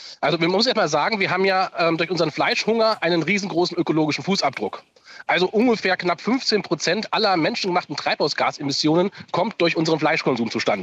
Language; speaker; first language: German; native; German